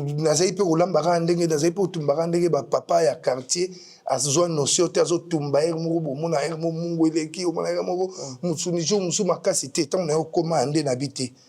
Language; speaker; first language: Lingala; native; Lingala